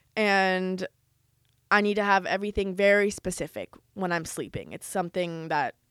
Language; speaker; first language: English; native; English